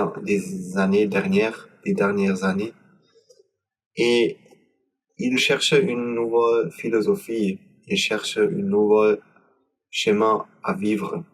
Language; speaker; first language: French; non-native, learner; German